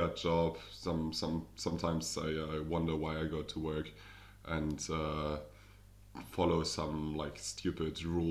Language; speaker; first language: English; non-native, fluent; German